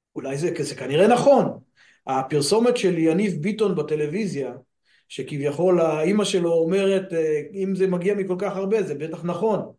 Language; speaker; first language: Hebrew; native; Hebrew